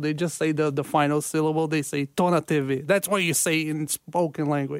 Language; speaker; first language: English; non-native, fluent; Portuguese